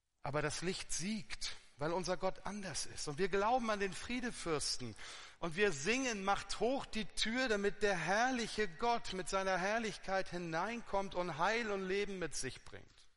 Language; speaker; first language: German; native; German